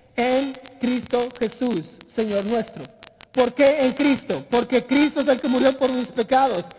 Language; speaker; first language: Spanish; native; Spanish